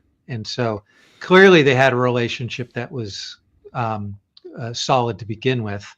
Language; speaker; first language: English; native; English